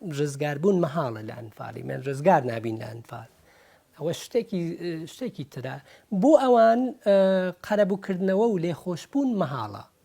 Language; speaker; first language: Central Kurdish; early bilingual, heritage; Central Kurdish